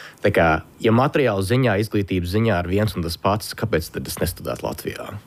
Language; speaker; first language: Latvian; early bilingual, heritage; Latvian